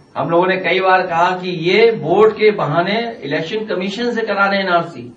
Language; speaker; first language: Hindi; native; Hindi